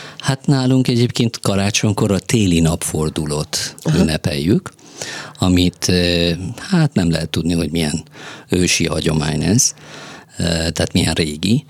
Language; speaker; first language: Hungarian; non-native, fluent; Persian